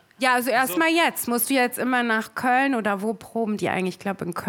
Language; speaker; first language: German; native; German